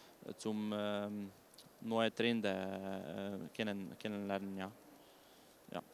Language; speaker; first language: German; non-native, learner; Slovenian